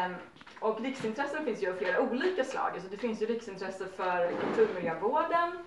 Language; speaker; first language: Swedish; native; Swedish